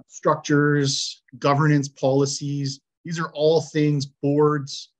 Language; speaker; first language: English; native; English